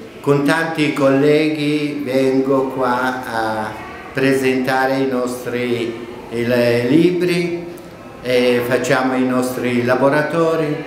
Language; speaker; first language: Italian; non-native, fluent; Kurdish